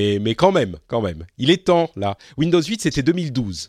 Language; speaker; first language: French; native; French